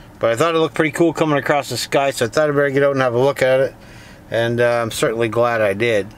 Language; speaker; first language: English; native; English